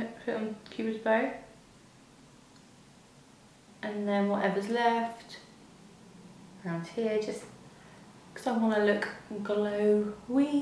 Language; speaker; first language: English; native; English